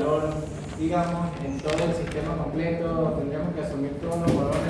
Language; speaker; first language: Spanish; native; Spanish